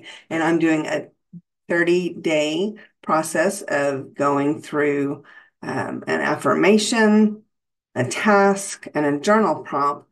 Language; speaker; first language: English; native; English